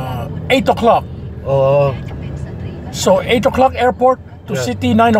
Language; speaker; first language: English; non-native, learner; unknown